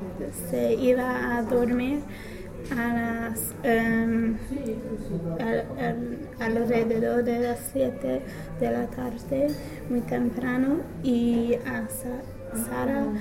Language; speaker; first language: Spanish; non-native, learner; English